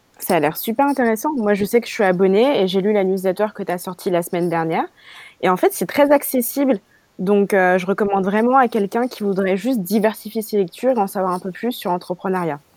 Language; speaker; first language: French; native; French